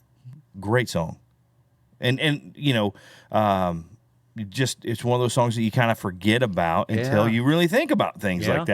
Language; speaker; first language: English; native; English